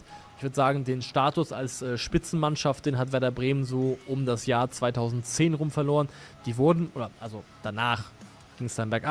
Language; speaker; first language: German; native; German